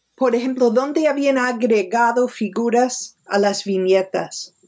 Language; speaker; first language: Spanish; non-native, fluent; English